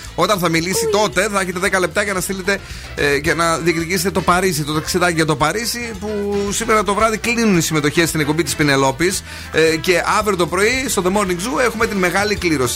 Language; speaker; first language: Greek; native; Greek